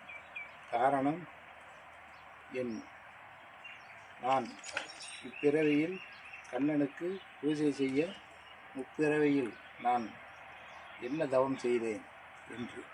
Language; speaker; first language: Tamil; native; Tamil